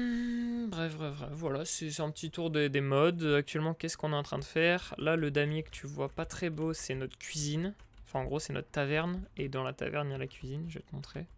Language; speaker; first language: French; native; French